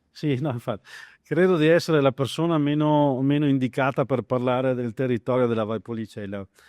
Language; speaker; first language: Italian; native; Italian